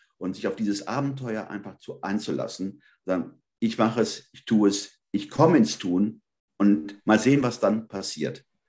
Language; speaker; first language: German; early bilingual, other home language; Spanish